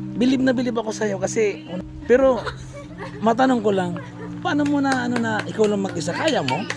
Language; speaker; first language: Filipino; non-native, local second language; Bikol